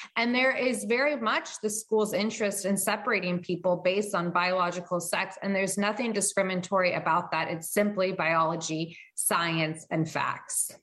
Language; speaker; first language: English; native; English